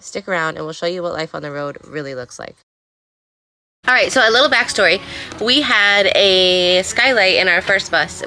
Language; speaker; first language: English; native; English